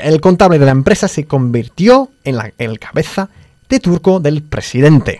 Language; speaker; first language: Spanish; non-native, fluent; English